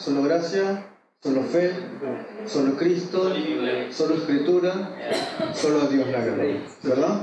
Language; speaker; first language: Spanish; native; Spanish